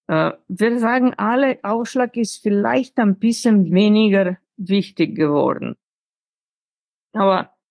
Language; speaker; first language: German; non-native, fluent; Slovenian